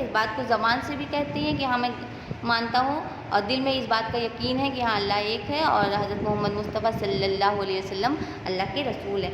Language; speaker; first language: Urdu; native; Urdu